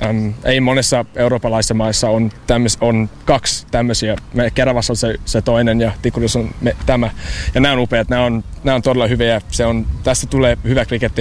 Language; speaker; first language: Finnish; non-native, fluent; English